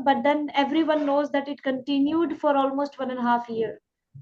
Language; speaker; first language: English; non-native, local second language; Hindi